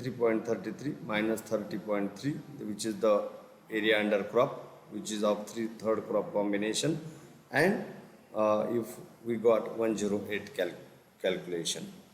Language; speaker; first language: English; non-native, local second language; Marathi